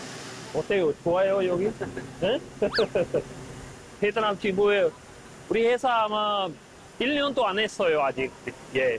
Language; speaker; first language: Korean; non-native, learner; Punjabi